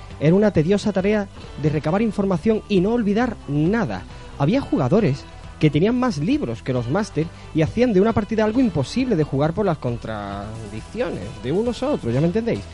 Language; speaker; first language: Spanish; native; Spanish